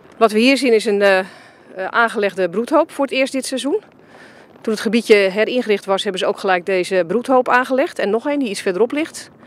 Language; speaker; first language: Dutch; native; Dutch